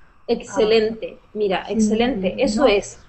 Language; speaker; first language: Spanish; native; Spanish